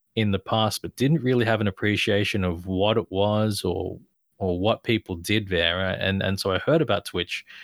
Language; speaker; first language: English; native; English